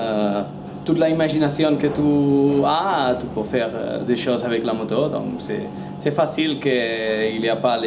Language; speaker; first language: French; non-native, learner; Spanish